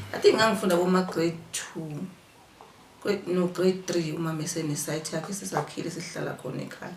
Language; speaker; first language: Zulu; native; Zulu